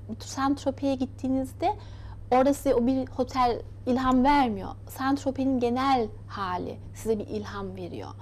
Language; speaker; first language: Turkish; early bilingual, heritage; Turkish